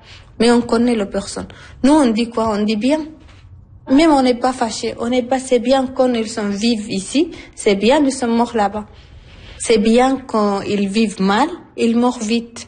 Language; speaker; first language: French; non-native, learner; Arabic